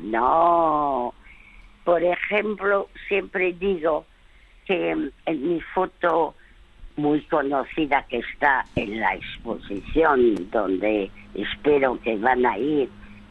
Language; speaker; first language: Spanish; early bilingual, other home language; French